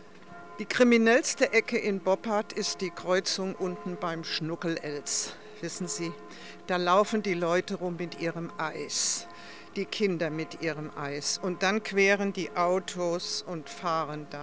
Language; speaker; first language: German; native; German